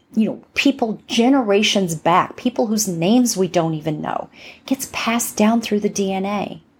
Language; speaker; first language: English; native; English